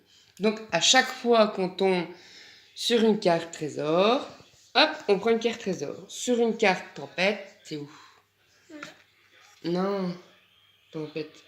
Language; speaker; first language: French; native; French